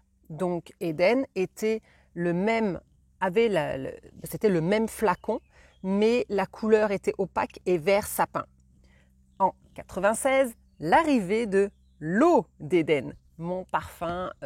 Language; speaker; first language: French; native; French